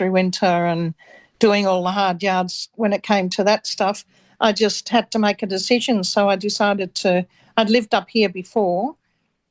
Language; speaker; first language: English; native; English